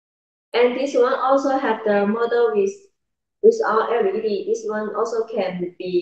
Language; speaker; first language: English; non-native, learner; Chinese